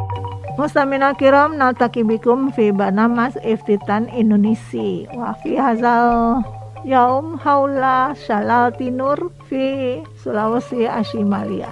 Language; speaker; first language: Arabic; non-native, fluent; Indonesian